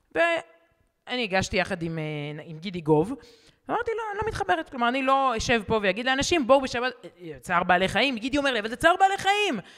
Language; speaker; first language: Hebrew; native; Hebrew